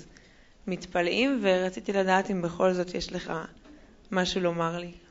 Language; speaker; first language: Hebrew; native; Hebrew